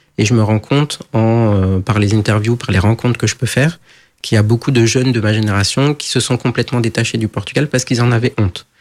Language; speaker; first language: French; early bilingual, other home language; Portuguese